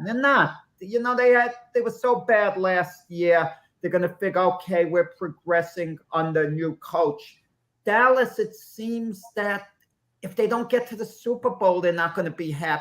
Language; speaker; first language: English; native; English